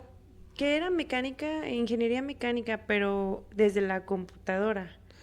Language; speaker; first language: Spanish; native; Spanish